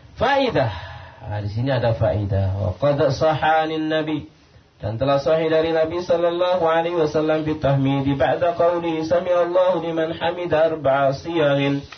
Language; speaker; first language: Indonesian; non-native, local second language; Javanese